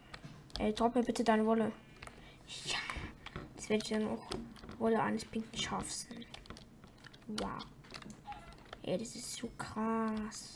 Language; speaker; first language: German; native; German